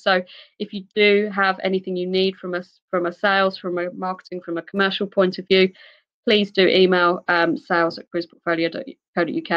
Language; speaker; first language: English; native; English